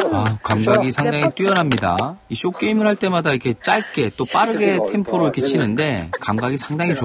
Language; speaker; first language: Korean; native; Korean